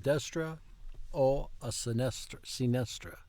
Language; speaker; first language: Italian; non-native, learner; English